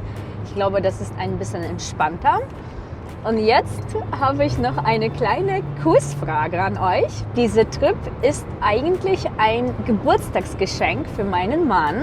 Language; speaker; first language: German; non-native, fluent; Russian